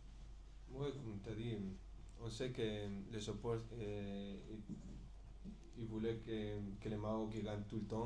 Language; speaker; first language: French; non-native, fluent; Spanish